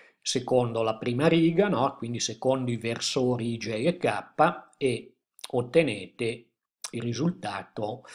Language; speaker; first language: Italian; native; Italian